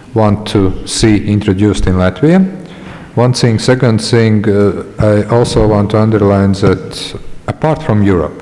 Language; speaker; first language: English; non-native, fluent; Latvian